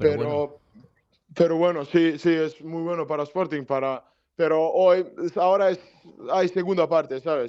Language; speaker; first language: Spanish; non-native, learner; Serbian